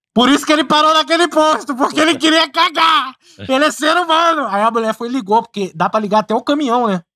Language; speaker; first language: Portuguese; native; Portuguese